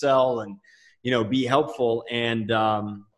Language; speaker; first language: English; native; English